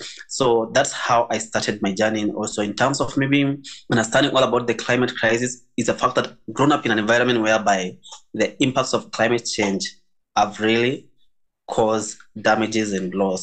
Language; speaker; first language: English; non-native, local second language; Masai